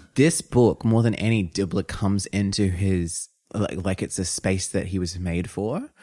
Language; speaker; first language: English; native; English